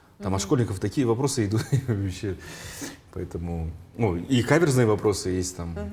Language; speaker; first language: Russian; non-native, local second language; Yakut